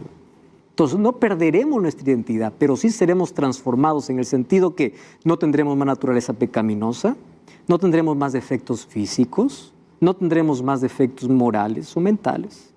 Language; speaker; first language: Spanish; native; Spanish